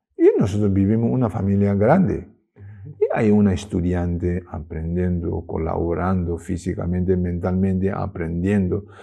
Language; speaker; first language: Spanish; non-native, learner; Tibetan